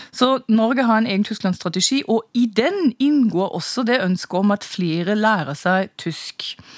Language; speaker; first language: Norwegian; non-native, fluent; German